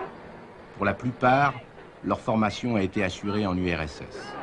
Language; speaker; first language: French; native; French